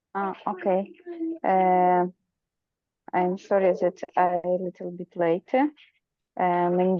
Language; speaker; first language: English; non-native, learner; Ukrainian